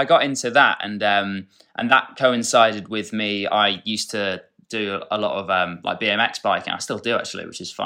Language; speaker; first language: English; native; English